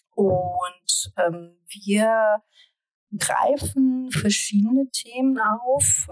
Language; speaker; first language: German; early bilingual, other home language; Russian